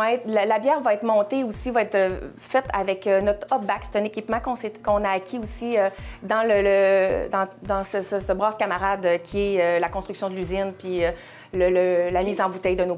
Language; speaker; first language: French; native; French